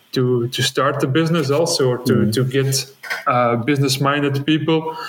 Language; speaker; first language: English; non-native, fluent; Dutch